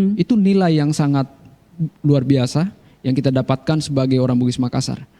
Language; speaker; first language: Indonesian; non-native, local second language; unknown